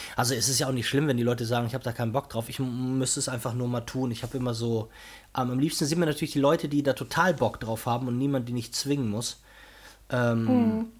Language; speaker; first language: German; non-native, fluent; Portuguese